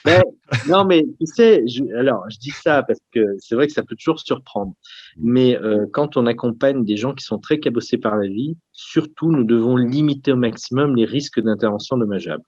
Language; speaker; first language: French; native; French